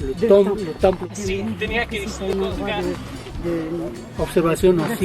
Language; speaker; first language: French; non-native, fluent; Spanish